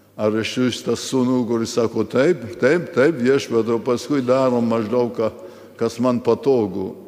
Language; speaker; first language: Lithuanian; early bilingual, heritage; Lithuanian